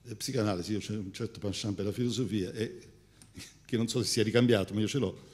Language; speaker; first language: Italian; native; Italian